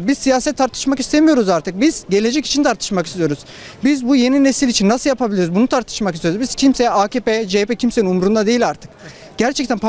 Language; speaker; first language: Turkish; native; Turkish